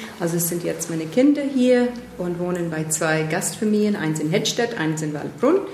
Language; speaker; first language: German; non-native, fluent; English